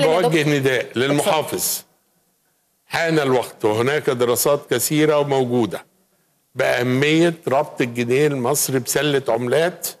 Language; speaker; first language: Arabic; native; Arabic